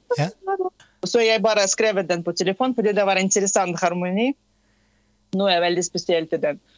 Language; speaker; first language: Norwegian; non-native, fluent; Tatar